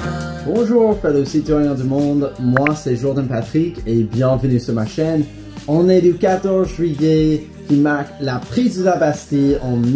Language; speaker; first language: French; non-native, fluent; English